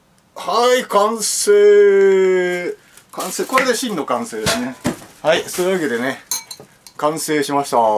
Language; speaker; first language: Japanese; native; Japanese